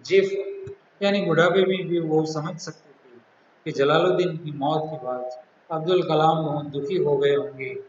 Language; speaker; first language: Hindi; non-native, local second language; Gujarati